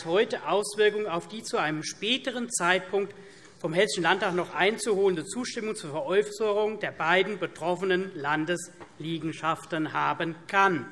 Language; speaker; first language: German; native; German